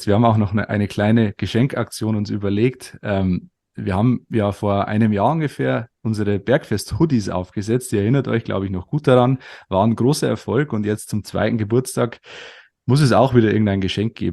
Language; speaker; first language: German; native; German